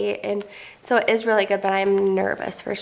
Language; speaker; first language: English; native; English